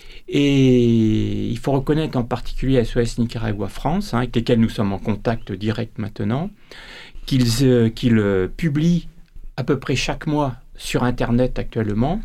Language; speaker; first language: French; native; French